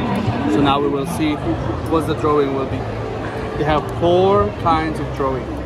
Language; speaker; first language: English; non-native, learner; Arabic